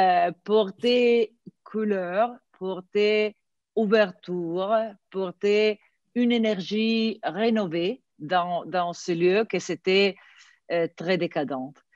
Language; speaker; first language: French; non-native, fluent; Italian